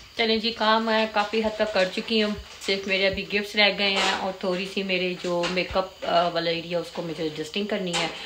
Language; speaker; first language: Urdu; native; Urdu